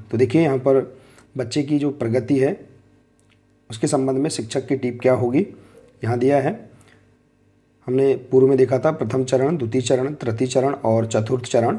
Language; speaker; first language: Hindi; native; Hindi